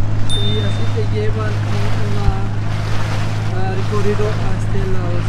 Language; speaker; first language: Spanish; non-native, learner; Urdu